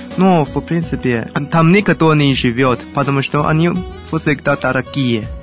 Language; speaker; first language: Russian; non-native, learner; Chinese